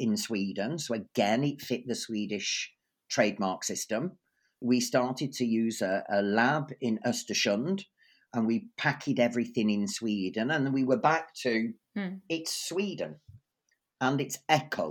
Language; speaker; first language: English; native; English